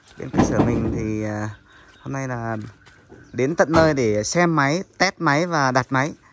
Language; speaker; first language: Vietnamese; non-native, local second language; Tày